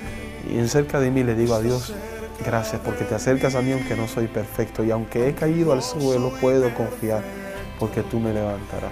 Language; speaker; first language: Spanish; native; Spanish